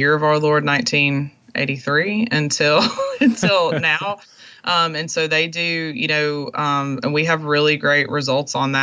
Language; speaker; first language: English; native; English